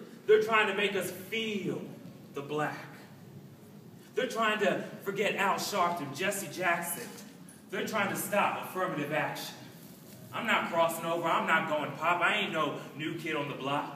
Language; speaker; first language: English; native; English